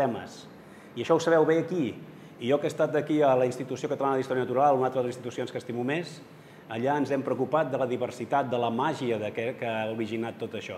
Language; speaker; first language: Catalan; native; Catalan